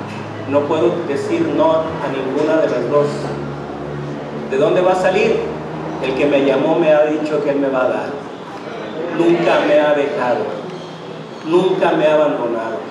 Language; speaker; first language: Spanish; native; Spanish